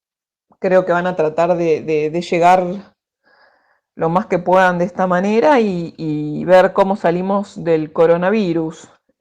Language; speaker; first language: Spanish; native; Spanish